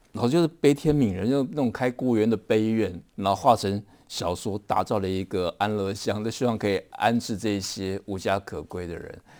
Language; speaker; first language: Chinese; native; Chinese